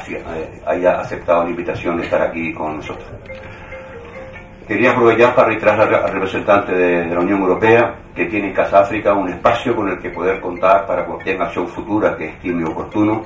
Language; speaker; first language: Spanish; native; Spanish